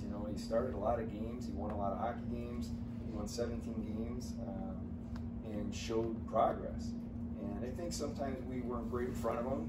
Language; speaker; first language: English; native; English